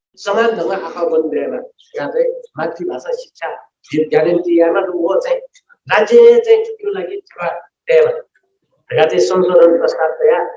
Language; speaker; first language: Nepali; non-native, local second language; Newari